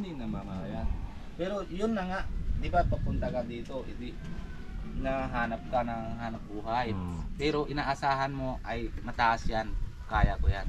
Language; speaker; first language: Filipino; non-native, fluent; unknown